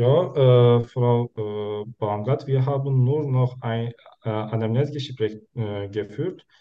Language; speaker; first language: German; non-native, learner; Turkish